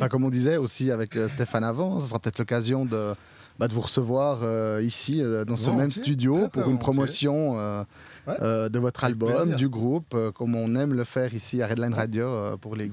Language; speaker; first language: French; native; French